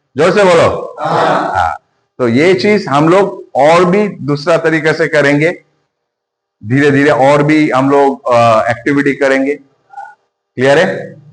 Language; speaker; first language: Hindi; non-native, local second language; Bangla